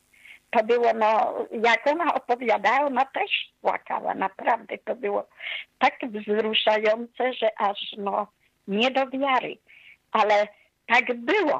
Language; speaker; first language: Polish; non-native, fluent; Hungarian